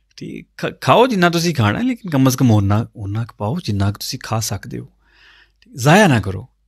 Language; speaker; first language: Urdu; non-native, local second language; Punjabi